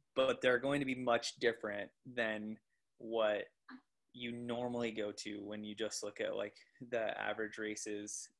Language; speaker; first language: English; native; English